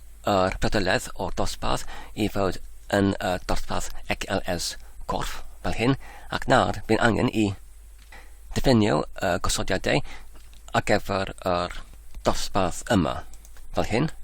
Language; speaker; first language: Welsh; non-native, learner; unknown